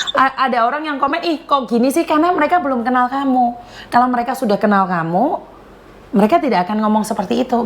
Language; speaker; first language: Indonesian; non-native, local second language; Javanese